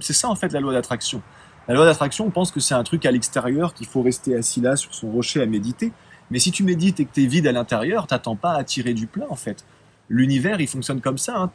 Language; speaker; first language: French; native; French